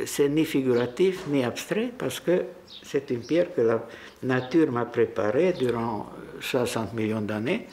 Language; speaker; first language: French; non-native, fluent; Hungarian